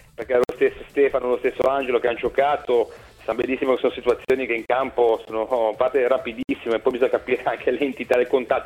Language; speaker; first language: Italian; native; Italian